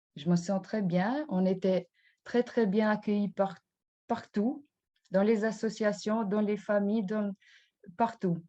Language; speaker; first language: French; non-native, fluent; Albanian